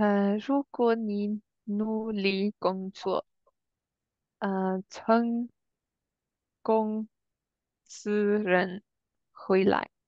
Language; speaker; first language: Chinese; non-native, learner; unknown